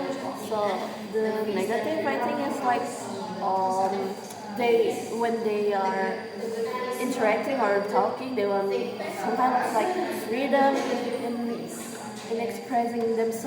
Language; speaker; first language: English; non-native, learner; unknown